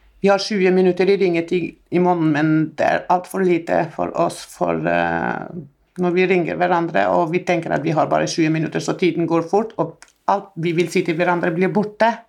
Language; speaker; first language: Norwegian; non-native, fluent; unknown